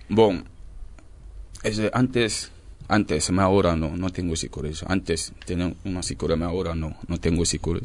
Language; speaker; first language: Spanish; non-native, learner; French